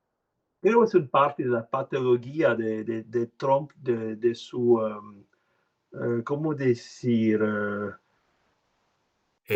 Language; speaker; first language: Spanish; non-native, learner; French